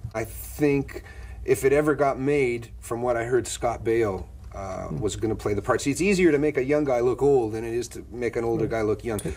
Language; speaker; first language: English; native; English